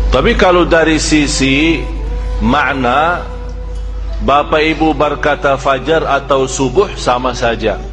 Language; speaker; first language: Malay; non-native, fluent; Arabic